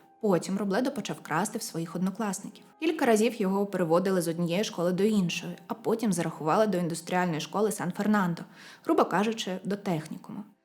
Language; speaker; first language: Ukrainian; non-native, local second language; Russian